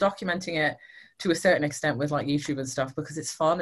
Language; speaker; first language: English; native; English